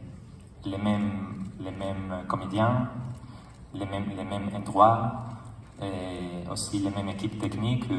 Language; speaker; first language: French; non-native, learner; Spanish